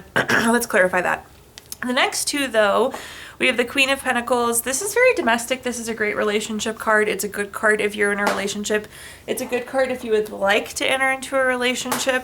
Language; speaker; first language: English; native; English